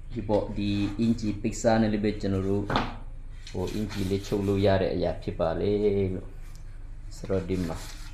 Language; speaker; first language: Burmese; non-native, local second language; Tedim Chin